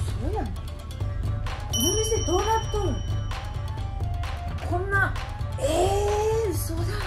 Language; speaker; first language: Japanese; native; Japanese